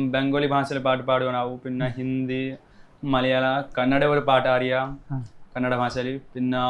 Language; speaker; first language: Malayalam; non-native, local second language; Bangla